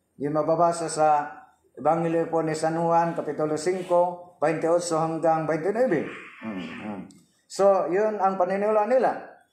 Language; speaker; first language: Filipino; non-native, local second language; Cebuano